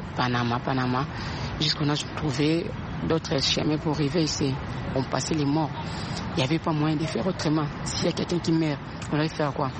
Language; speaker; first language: French; non-native, local second language; Lingala